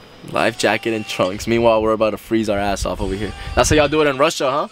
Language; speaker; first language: English; early bilingual, other home language; Spanish